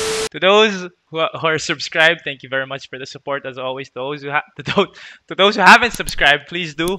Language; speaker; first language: English; non-native, local second language; Filipino